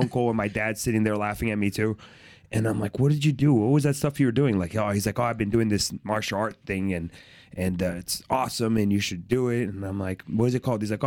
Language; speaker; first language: English; native; English